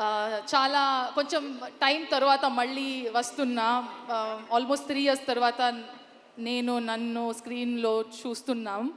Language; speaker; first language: Telugu; non-native, learner; Kannada